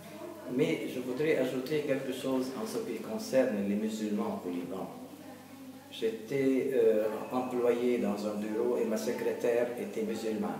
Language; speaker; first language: French; non-native, local second language; Arabic